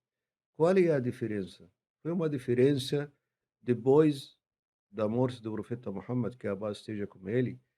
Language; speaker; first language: Portuguese; non-native, fluent; Arabic